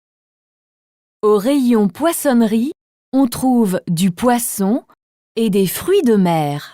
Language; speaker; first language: French; native; French